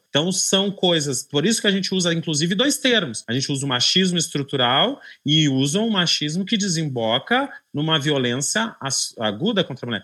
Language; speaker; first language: Portuguese; native; Portuguese